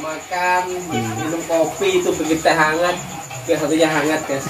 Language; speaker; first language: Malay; non-native, local second language; Javanese